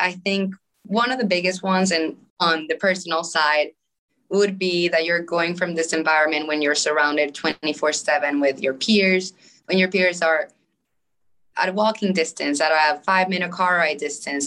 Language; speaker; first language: English; non-native, fluent; Spanish